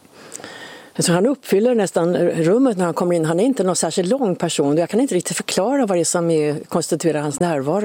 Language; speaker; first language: Swedish; native; Swedish